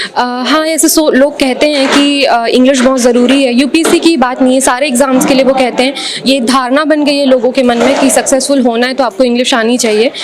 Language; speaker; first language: Hindi; native; Hindi